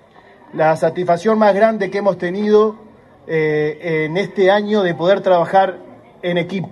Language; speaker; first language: Spanish; native; Spanish